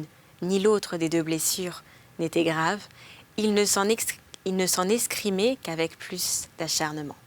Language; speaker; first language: French; native; French